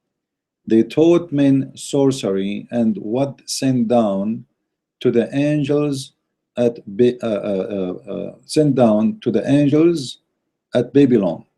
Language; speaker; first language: English; non-native, fluent; Arabic